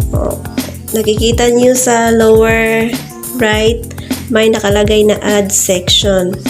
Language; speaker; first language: Filipino; non-native, local second language; Cebuano